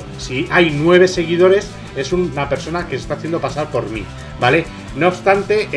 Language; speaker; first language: Spanish; native; Spanish